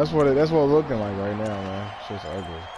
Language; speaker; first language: English; native; English